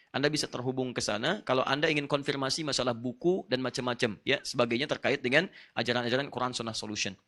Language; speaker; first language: Indonesian; non-native, fluent; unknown